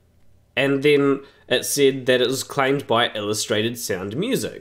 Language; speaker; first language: English; native; English